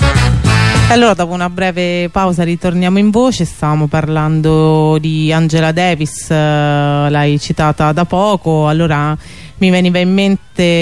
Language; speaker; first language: Italian; native; Italian